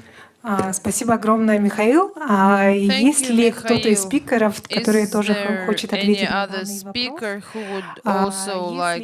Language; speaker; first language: Russian; native; Russian